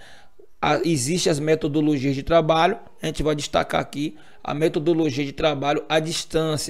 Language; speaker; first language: Portuguese; native; Portuguese